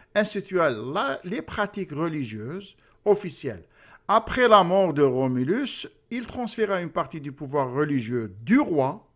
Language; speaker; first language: French; non-native, local second language; Arabic